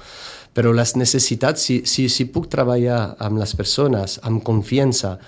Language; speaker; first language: Catalan; non-native, fluent; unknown